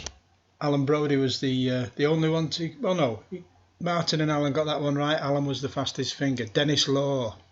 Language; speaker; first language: English; native; English